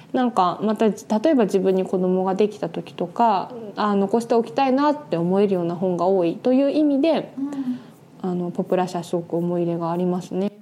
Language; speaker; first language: Japanese; native; Japanese